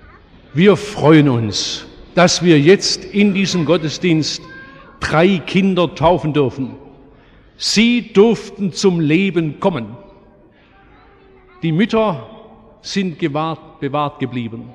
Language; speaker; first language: German; native; German